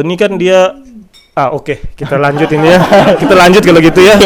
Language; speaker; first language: Indonesian; native; Indonesian